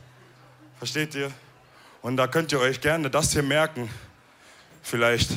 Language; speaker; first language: German; early bilingual, other home language; Wolof